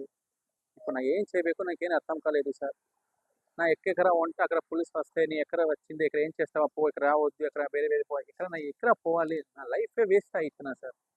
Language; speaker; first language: Telugu; non-native, learner; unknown